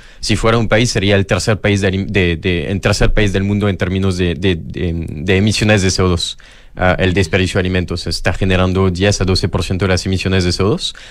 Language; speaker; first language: Spanish; non-native, fluent; French